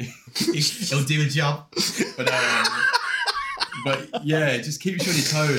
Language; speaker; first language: English; native; English